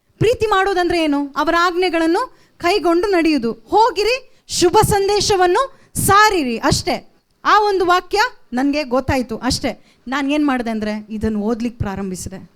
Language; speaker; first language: Kannada; non-native, local second language; Konkani